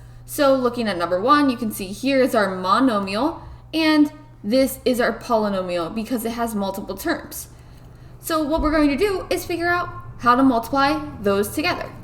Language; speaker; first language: English; native; English